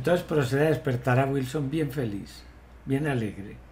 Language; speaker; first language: Spanish; native; Spanish